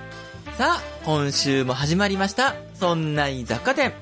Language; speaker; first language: Japanese; native; Japanese